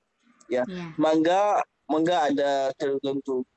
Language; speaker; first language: Indonesian; non-native, fluent; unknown